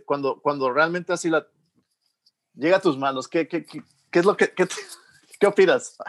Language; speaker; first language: Spanish; early bilingual, heritage; Spanish